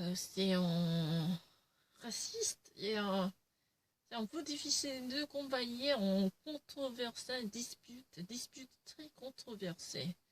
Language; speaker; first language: French; non-native, learner; Korean